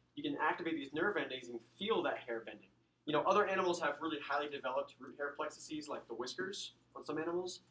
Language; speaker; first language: English; native; English